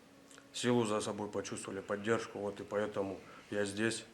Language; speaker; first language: Russian; native; Russian